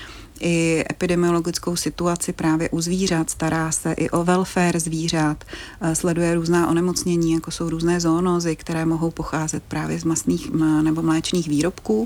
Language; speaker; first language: Czech; native; Czech